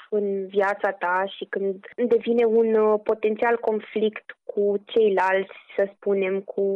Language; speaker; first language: Romanian; native; Romanian